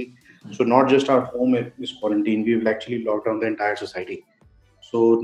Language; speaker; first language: English; non-native, local second language; Hindi